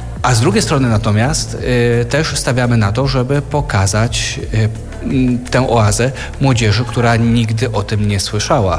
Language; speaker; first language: Polish; native; Polish